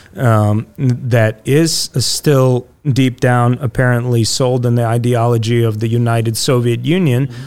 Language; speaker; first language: English; early bilingual, other home language; Russian